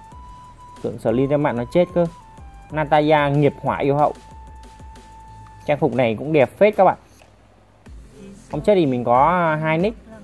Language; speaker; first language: Vietnamese; native; Vietnamese